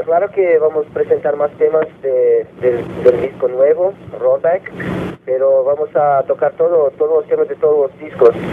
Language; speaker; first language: Spanish; non-native, fluent; Portuguese